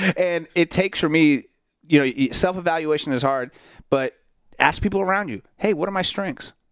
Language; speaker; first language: English; native; English